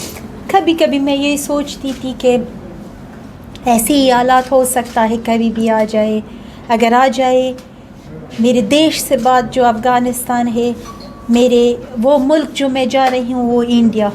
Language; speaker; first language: Hindi; non-native, learner; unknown